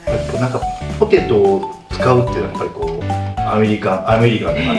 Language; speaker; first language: Japanese; native; Japanese